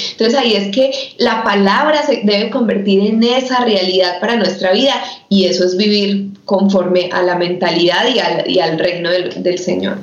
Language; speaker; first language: Spanish; native; Spanish